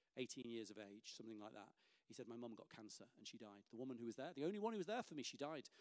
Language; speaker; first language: English; native; English